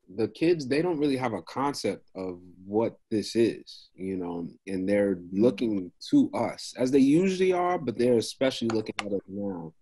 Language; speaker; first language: English; native; English